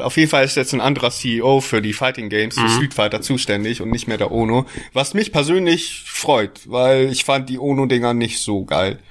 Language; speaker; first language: German; native; German